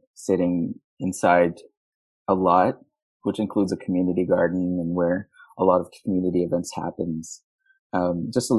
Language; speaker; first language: English; non-native, local second language; Filipino